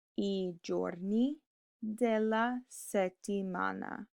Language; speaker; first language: Italian; non-native, fluent; English